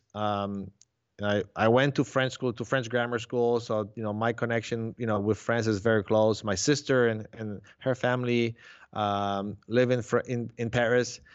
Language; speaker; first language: English; non-native, fluent; Polish